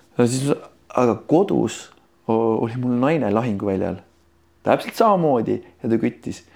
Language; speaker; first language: Estonian; native; Estonian